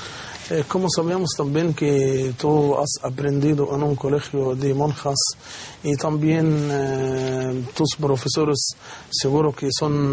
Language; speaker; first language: Spanish; non-native, learner; Arabic